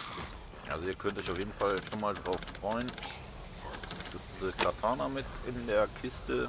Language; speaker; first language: German; native; German